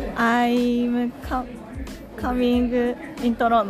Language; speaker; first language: English; non-native, learner; Japanese